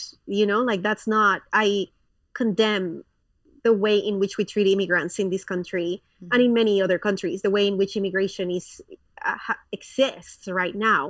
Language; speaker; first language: English; non-native, fluent; Spanish